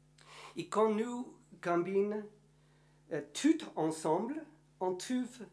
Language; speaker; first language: French; non-native, learner; English